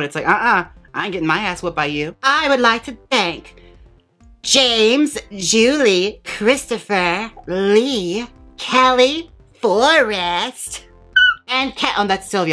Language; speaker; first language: English; native; English